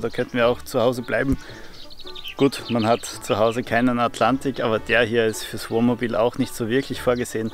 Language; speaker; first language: German; native; German